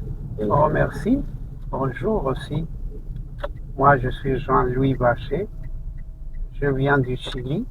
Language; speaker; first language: French; non-native, fluent; Spanish